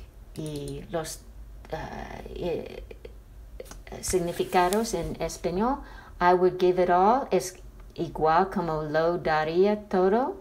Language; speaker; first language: Spanish; non-native, fluent; English